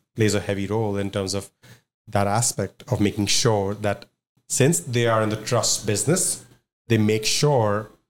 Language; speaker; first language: English; non-native, local second language; Punjabi